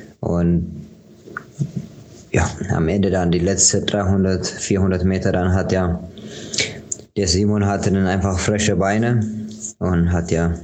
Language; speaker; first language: German; non-native, fluent; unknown